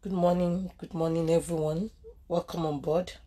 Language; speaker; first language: English; non-native, local second language; Yoruba